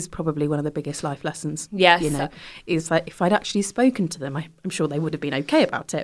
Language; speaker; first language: English; native; English